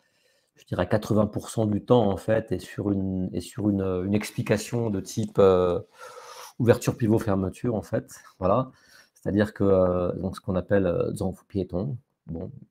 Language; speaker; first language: French; native; French